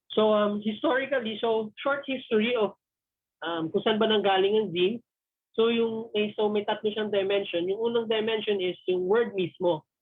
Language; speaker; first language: Filipino; native; Filipino